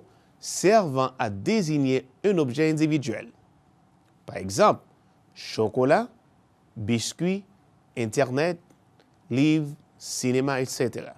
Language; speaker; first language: French; non-native, fluent; Spanish